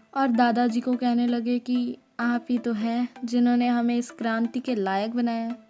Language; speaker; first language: Hindi; non-native, local second language; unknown